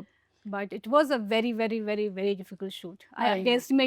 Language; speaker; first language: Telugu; non-native, local second language; Hindi